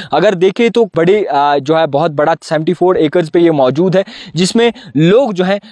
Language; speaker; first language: Hindi; non-native, local second language; Kashmiri